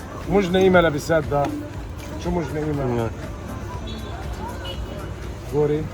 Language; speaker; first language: Russian; non-native, learner; Arabic